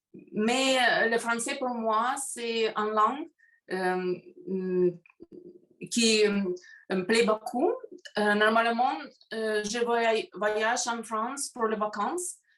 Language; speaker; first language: French; non-native, learner; Russian